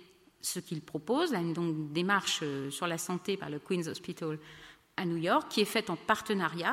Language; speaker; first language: French; native; French